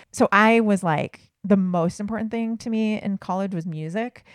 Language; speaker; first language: English; native; English